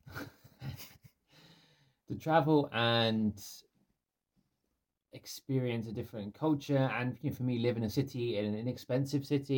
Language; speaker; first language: English; native; English